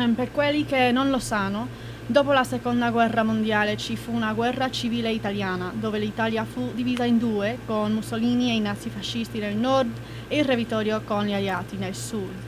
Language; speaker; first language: Italian; non-native, fluent; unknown